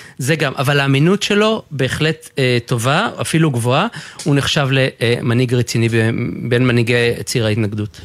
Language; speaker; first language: Hebrew; native; Hebrew